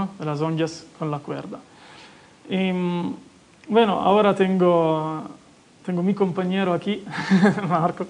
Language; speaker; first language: Spanish; non-native, fluent; Italian